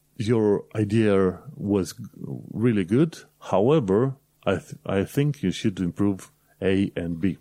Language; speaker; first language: English; non-native, fluent; Romanian